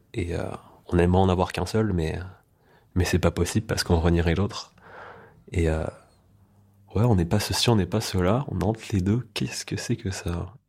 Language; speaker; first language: French; native; French